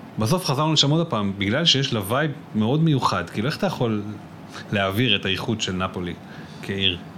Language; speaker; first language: Hebrew; native; Hebrew